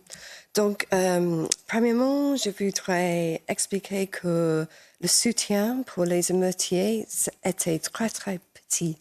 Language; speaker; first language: French; non-native, fluent; English